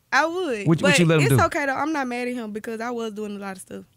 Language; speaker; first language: English; native; English